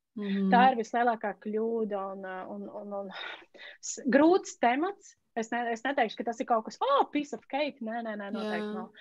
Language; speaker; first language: Latvian; native; Latvian